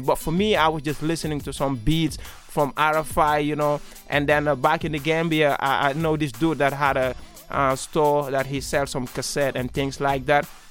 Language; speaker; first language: English; non-native, local second language; Wolof